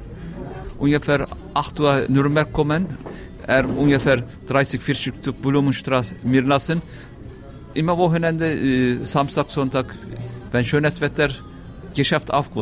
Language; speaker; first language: German; non-native, learner; Turkish